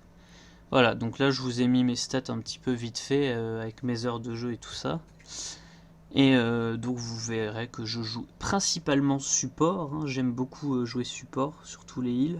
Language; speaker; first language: French; native; French